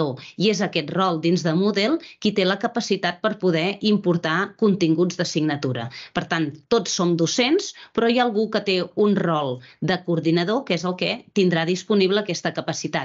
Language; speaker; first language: Catalan; native; Catalan